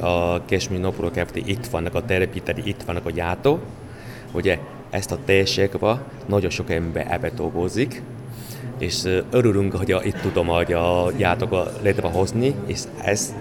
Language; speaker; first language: Hungarian; non-native, learner; Chinese